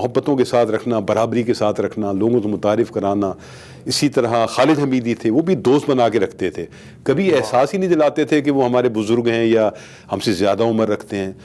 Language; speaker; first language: Urdu; native; Urdu